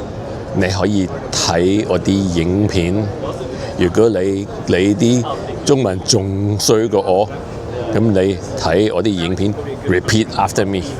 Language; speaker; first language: Cantonese; early bilingual, heritage; English